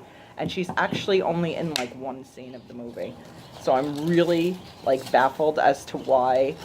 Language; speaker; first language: English; native; English